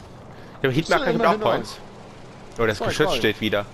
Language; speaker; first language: German; native; German